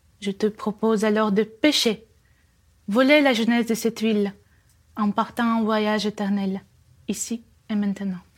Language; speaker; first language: French; non-native, fluent; Russian